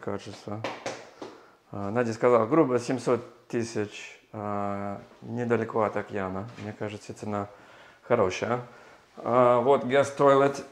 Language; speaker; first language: Russian; non-native, learner; English